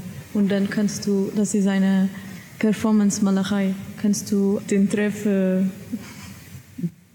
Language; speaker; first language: German; non-native, learner; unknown